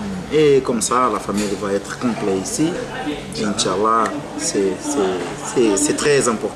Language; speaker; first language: French; non-native, fluent; Portuguese